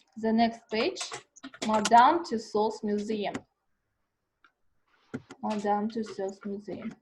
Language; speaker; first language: English; non-native, learner; Kazakh